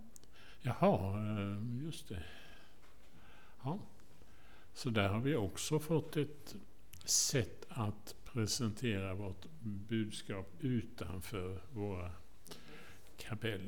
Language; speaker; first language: Swedish; native; Swedish